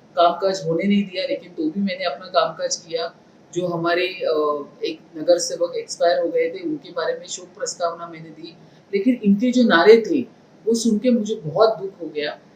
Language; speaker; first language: Hindi; non-native, local second language; Marathi